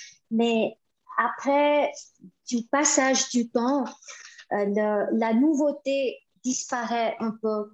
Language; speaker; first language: French; non-native, fluent; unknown